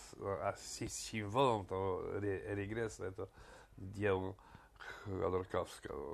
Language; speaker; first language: Russian; non-native, fluent; Polish